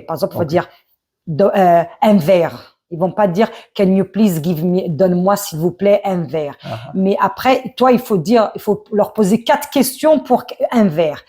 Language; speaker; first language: French; early bilingual, other home language; Arabic